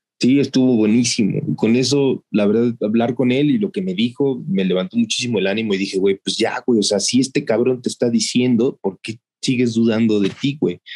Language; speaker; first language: Spanish; native; Spanish